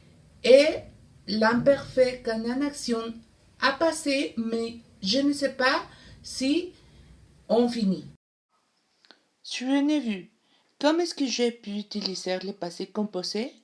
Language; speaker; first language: French; non-native, learner; Spanish